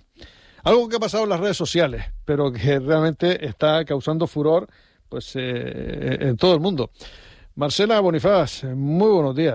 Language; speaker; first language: Spanish; native; Spanish